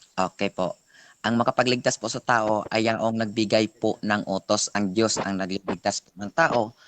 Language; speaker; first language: Filipino; native; Filipino